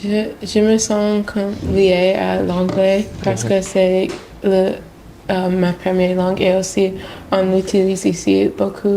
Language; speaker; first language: French; non-native, local second language; English